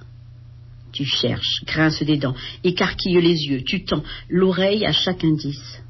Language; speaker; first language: French; native; French